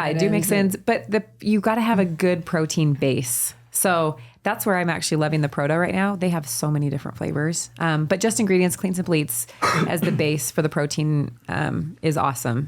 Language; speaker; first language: English; native; English